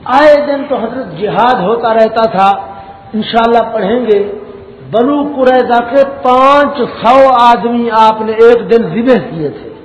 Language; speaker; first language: Urdu; non-native, local second language; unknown